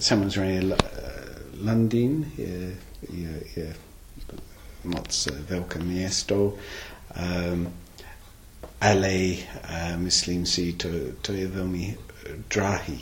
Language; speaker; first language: Czech; non-native, learner; English